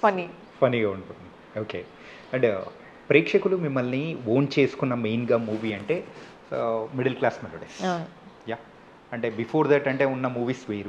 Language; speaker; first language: Telugu; native; Telugu